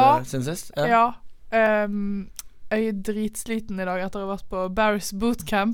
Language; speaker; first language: Norwegian; native; Norwegian